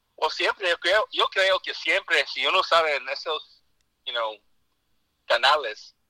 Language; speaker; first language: Spanish; early bilingual, heritage; Spanish